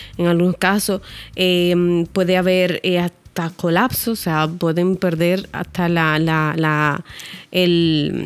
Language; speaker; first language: Spanish; native; Spanish